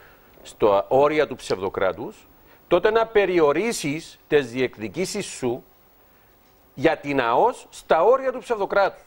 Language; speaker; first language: Greek; native; Greek